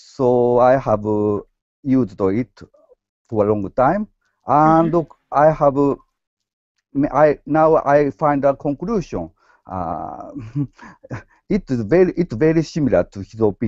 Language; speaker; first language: English; non-native, learner; Japanese